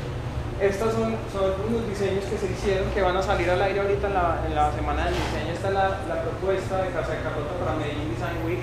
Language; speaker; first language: Spanish; native; Spanish